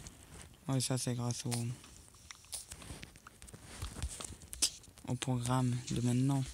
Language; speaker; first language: French; native; French